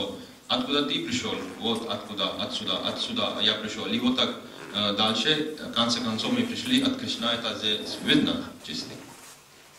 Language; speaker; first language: Russian; non-native, learner; Hindi